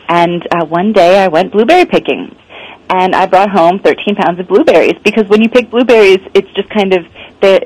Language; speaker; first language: English; native; English